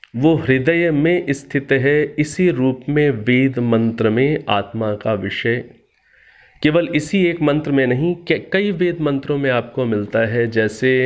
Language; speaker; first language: Hindi; native; Hindi